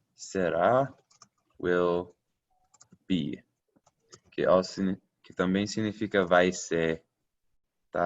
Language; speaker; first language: Portuguese; non-native, fluent; English